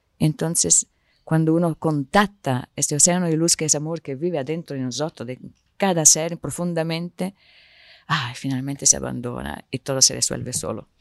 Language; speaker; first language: Spanish; non-native, fluent; Italian